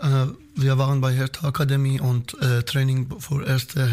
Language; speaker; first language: German; non-native, learner; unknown